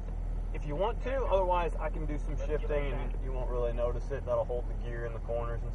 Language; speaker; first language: English; native; English